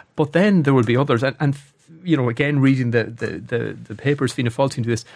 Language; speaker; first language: English; native; English